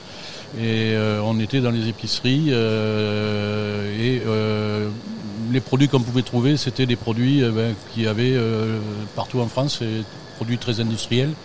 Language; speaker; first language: French; native; French